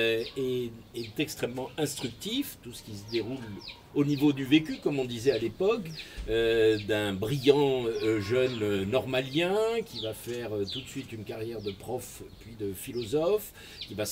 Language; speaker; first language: French; native; French